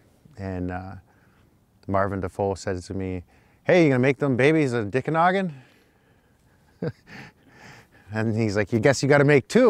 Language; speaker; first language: English; native; English